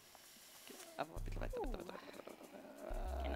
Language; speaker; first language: German; native; German